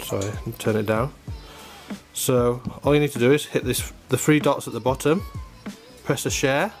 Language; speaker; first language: English; native; English